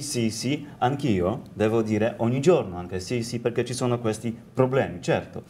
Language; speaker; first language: Italian; non-native, learner; Polish